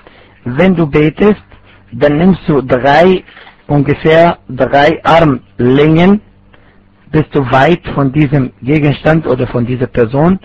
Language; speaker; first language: German; non-native, fluent; Arabic